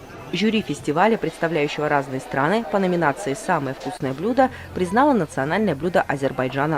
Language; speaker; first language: Russian; native; Russian